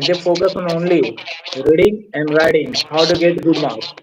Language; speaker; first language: English; non-native, fluent; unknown